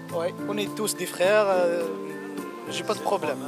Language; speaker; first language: French; non-native, local second language; Arabic